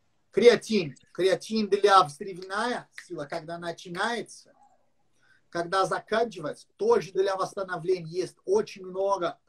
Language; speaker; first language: Russian; non-native, learner; English